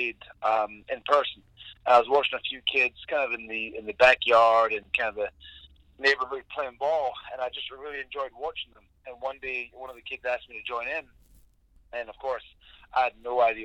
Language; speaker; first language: English; native; English